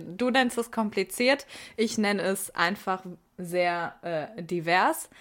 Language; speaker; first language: German; early bilingual, other home language; Persian